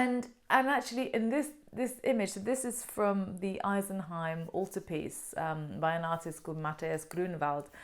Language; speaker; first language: English; native; English